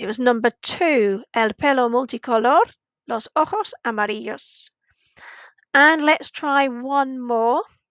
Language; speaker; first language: English; native; English